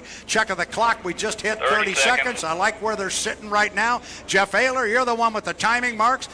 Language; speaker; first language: English; native; English